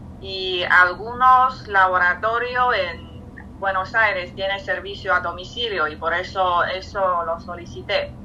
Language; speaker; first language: Spanish; non-native, fluent; Chinese